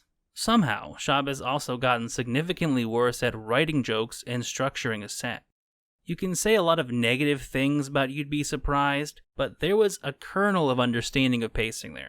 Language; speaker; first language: English; native; English